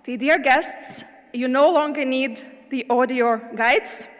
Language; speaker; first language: English; non-native, fluent; Lithuanian